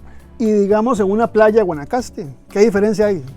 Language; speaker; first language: Spanish; native; Spanish